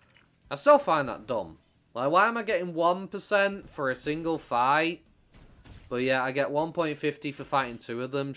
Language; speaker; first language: English; native; English